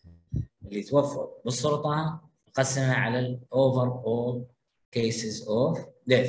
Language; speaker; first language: Arabic; native; Arabic